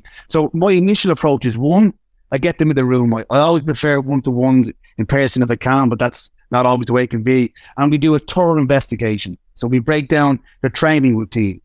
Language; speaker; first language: English; native; English